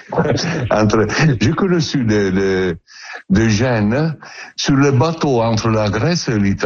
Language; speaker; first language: French; non-native, learner; Italian